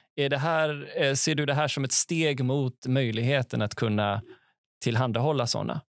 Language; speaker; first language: Swedish; native; Swedish